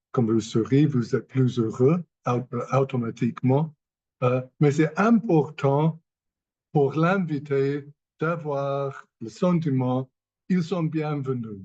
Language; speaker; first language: French; non-native, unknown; English